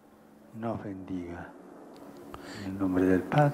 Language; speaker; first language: Spanish; native; Spanish